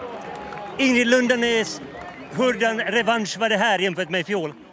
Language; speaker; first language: Swedish; native; Swedish